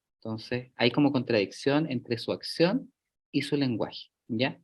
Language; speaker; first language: Spanish; native; Spanish